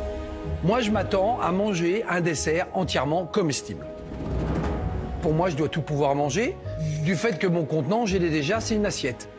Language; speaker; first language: French; native; French